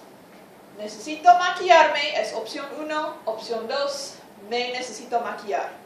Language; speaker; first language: Spanish; non-native, fluent; English